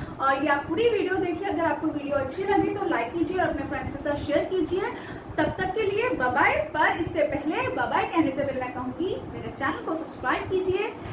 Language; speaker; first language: Hindi; native; Hindi